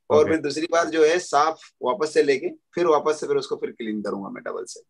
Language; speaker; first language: Hindi; native; Hindi